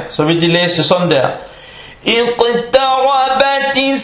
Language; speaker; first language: Danish; non-native, fluent; Arabic